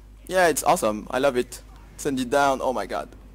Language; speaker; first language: English; non-native, fluent; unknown